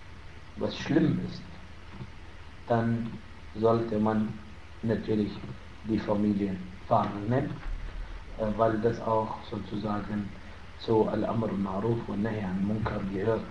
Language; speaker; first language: German; non-native, fluent; Arabic